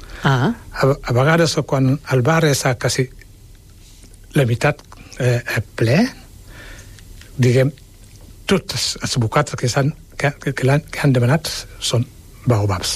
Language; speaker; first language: Catalan; non-native, fluent; Wolof